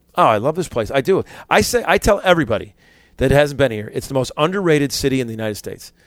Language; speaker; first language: English; native; English